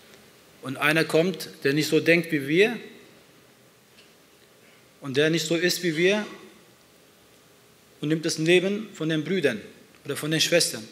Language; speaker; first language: German; early bilingual, other home language; Turkish